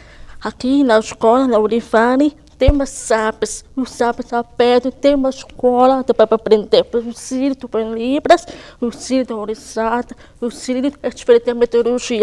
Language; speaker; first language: Portuguese; non-native, local second language; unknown